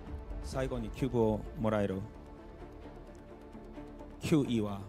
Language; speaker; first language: Japanese; non-native, learner; Korean